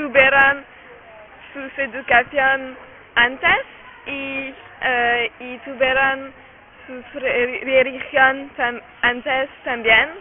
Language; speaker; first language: Spanish; non-native, learner; French